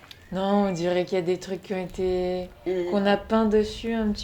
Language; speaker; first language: French; native; French